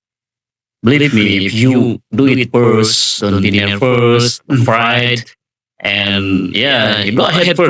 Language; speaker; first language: English; non-native, learner; Indonesian